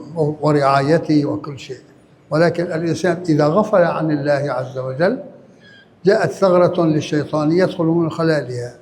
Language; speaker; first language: Arabic; native; Arabic